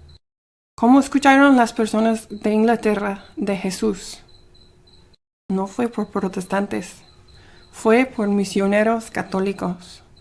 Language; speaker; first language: Spanish; early bilingual, heritage; Spanish